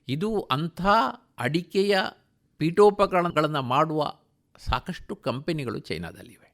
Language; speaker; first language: Kannada; native; Kannada